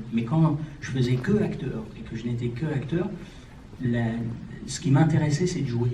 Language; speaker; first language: French; native; French